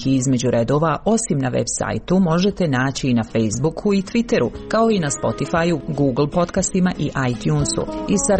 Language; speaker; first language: Serbian; native; Serbian